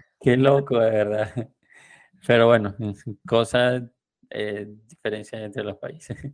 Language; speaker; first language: Spanish; native; Spanish